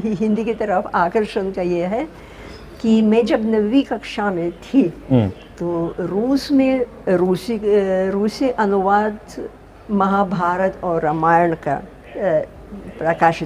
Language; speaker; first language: Hindi; non-native, fluent; Russian